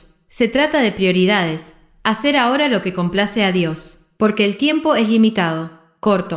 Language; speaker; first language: Spanish; native; Spanish